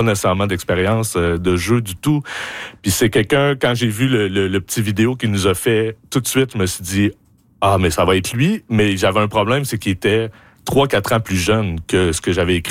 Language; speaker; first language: French; native; French